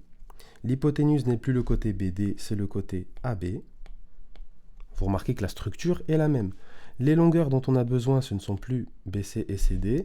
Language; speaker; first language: French; native; French